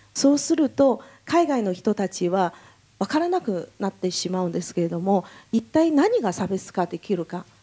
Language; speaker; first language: Japanese; non-native, fluent; Chinese